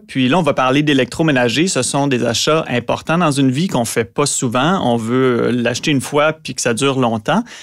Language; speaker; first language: French; native; French